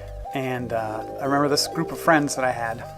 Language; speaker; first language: English; native; English